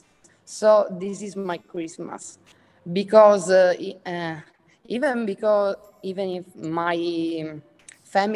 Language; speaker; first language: English; non-native, learner; Italian